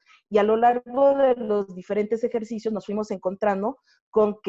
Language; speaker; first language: Spanish; native; Spanish